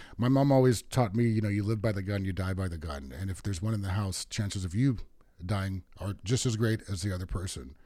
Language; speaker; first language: English; native; English